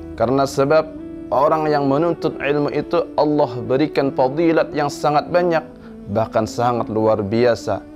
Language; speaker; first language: Malay; non-native, local second language; Banjar